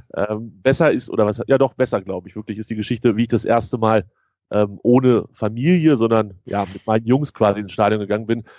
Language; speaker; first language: German; native; German